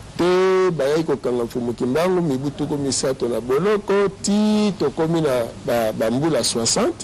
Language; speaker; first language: Lingala; non-native, local second language; Kongo